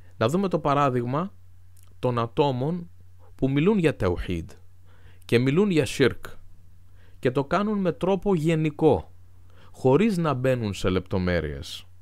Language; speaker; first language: Greek; non-native, fluent; Arabic